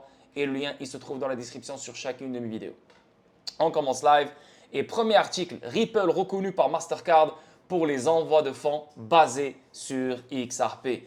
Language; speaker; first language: French; native; French